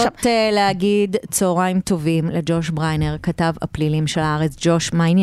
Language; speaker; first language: Hebrew; native; Hebrew